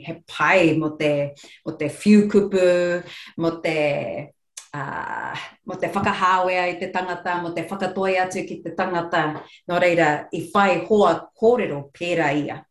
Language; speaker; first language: Māori; non-native, local second language; English